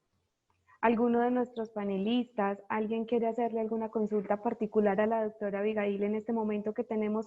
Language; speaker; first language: Spanish; native; Spanish